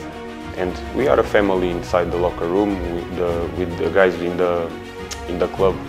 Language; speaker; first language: English; non-native, learner; Portuguese